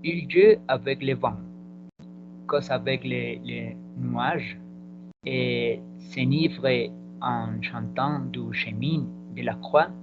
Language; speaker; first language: French; non-native, learner; Spanish